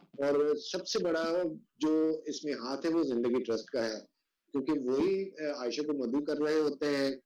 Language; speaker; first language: Urdu; non-native, local second language; Sindhi